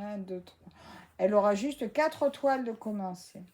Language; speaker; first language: French; native; French